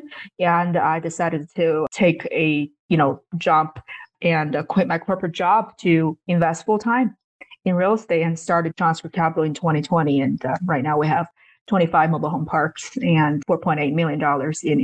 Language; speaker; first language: English; non-native, fluent; Chinese